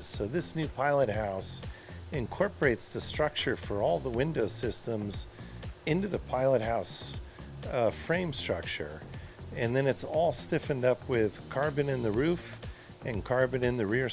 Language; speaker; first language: English; native; English